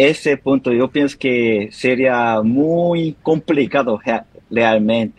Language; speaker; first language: Spanish; non-native, learner; Korean